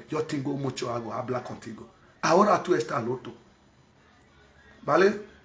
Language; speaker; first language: Spanish; non-native, learner; Bini